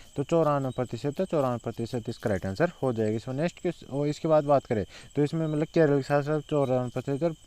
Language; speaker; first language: Hindi; native; Hindi